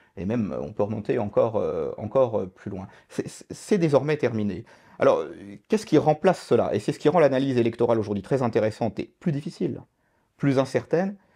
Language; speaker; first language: French; native; French